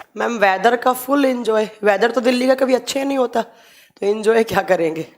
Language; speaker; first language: Hindi; native; Hindi